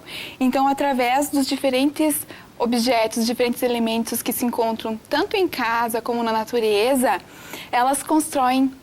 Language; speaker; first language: Portuguese; native; Portuguese